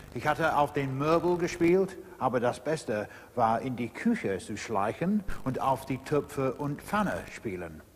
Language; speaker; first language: German; non-native, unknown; English